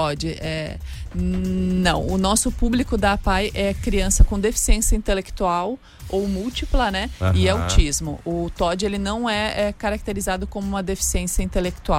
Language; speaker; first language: Portuguese; native; Portuguese